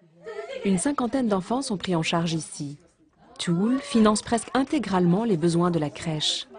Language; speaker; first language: French; native; French